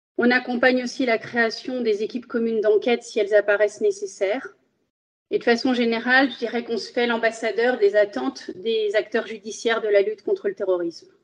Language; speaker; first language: French; early bilingual, other home language; Spanish